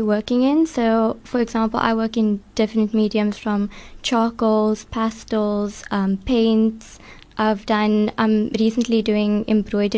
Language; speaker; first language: English; native; English